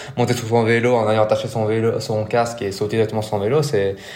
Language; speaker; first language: French; native; French